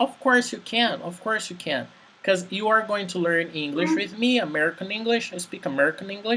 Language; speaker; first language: English; non-native, fluent; Portuguese